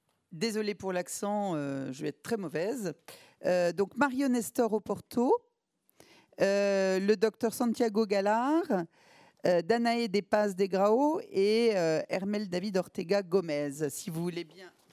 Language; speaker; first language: French; native; French